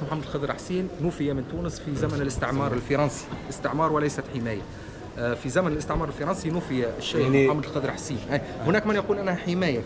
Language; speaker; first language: Arabic; native; Arabic